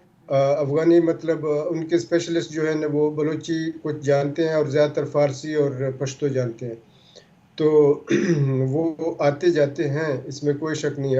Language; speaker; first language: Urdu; non-native, local second language; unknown